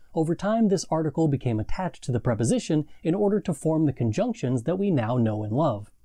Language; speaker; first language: English; native; English